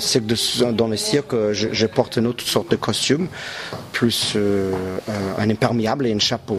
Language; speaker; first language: French; non-native, local second language; English